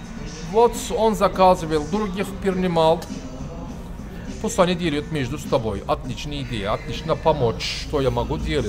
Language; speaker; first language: Russian; non-native, learner; Turkish